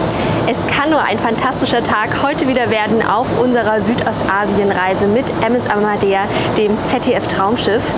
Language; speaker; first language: German; native; German